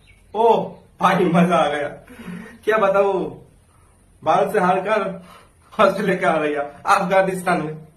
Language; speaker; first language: Hindi; non-native, learner; Bangla